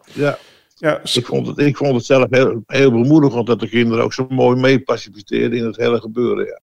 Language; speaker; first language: Dutch; native; Dutch